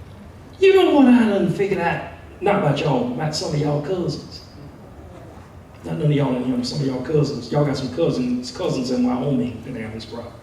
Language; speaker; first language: English; native; English